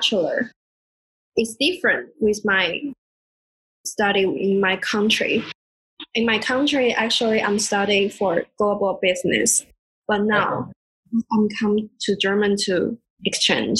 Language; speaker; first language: English; non-native, learner; Chinese